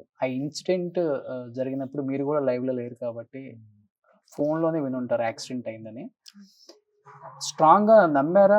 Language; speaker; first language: Telugu; native; Telugu